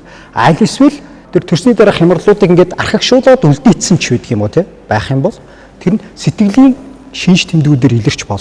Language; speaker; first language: Mongolian; native; Mongolian